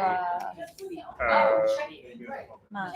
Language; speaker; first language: Japanese; non-native, fluent; Chinese